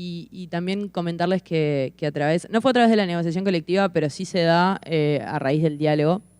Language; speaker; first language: Spanish; native; Spanish